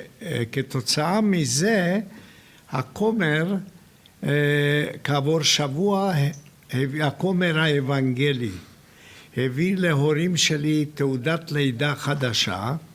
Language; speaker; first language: Hebrew; non-native, fluent; Hungarian